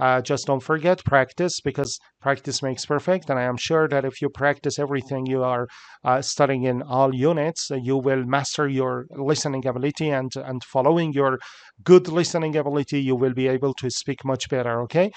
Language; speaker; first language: English; non-native, fluent; Persian